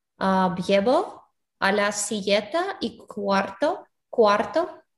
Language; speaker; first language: Spanish; non-native, learner; English